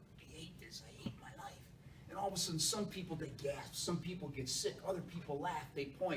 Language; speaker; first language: English; native; English